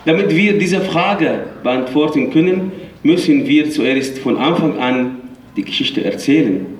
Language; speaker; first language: German; non-native, fluent; Arabic